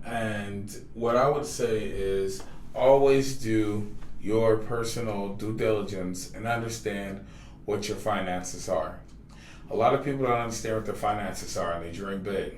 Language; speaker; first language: English; native; English